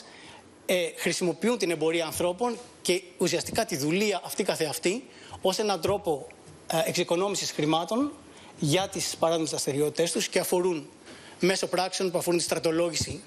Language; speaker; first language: Greek; native; Greek